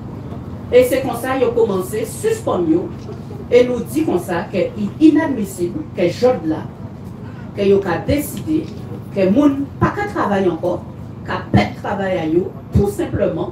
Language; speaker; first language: French; native; French